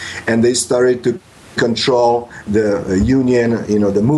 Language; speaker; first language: English; non-native, fluent; Polish